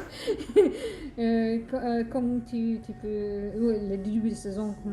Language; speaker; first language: French; non-native, fluent; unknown